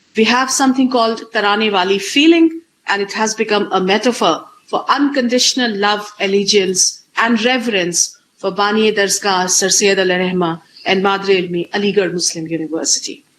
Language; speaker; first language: English; non-native, local second language; Hindi